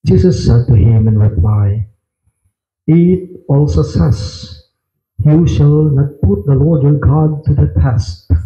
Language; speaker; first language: English; non-native, local second language; Filipino